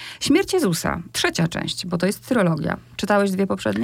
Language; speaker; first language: Polish; native; Polish